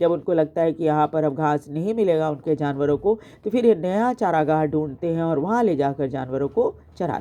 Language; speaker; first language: Hindi; native; Hindi